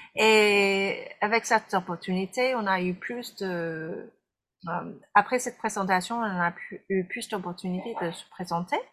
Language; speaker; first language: French; non-native, fluent; English